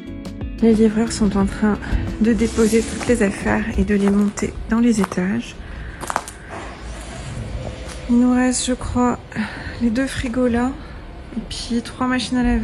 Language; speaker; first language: French; native; French